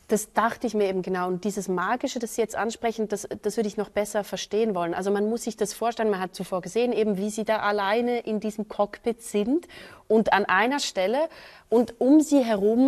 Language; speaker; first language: German; native; German